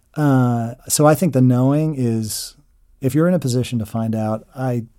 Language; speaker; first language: English; native; English